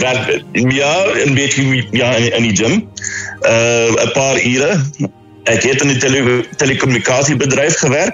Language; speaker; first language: Dutch; non-native, learner; Afrikaans